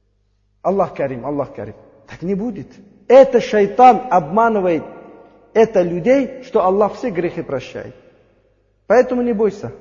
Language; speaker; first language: Russian; non-native, learner; Uzbek